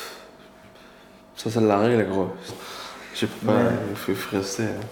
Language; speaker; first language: French; non-native, learner; Persian